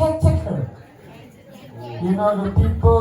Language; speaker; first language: English; non-native, learner; Balinese